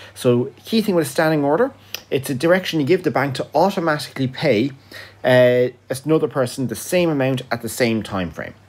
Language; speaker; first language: English; native; English